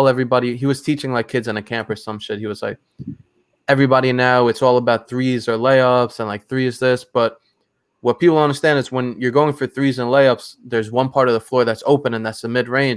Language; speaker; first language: English; native; English